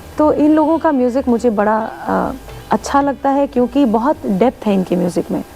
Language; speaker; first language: Hindi; native; Hindi